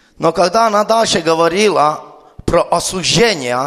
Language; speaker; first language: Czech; non-native, learner; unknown